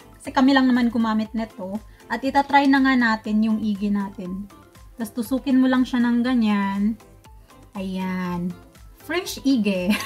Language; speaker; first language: Filipino; non-native, local second language; Cebuano